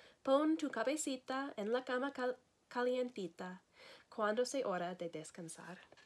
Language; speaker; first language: Spanish; non-native, learner; English